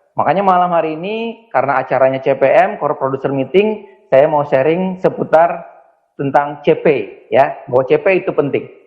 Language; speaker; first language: Indonesian; native; Indonesian